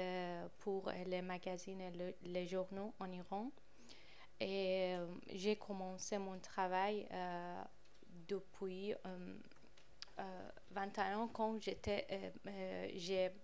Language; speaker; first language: French; non-native, fluent; Persian